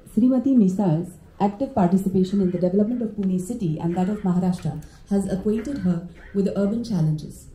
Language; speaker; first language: English; non-native, local second language; Marathi